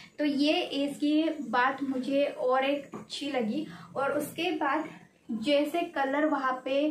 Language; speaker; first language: Hindi; non-native, local second language; Marathi